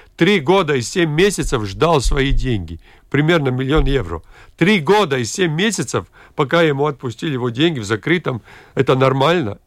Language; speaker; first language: Russian; non-native, local second language; Latvian